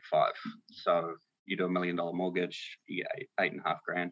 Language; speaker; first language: English; native; English